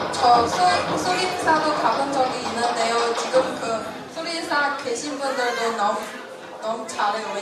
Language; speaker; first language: Korean; non-native, fluent; Chinese